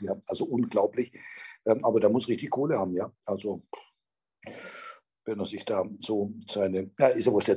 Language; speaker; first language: German; native; German